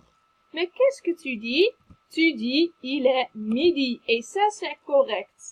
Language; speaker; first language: French; non-native, fluent; Dutch